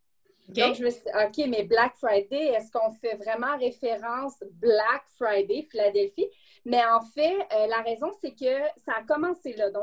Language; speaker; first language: French; native; French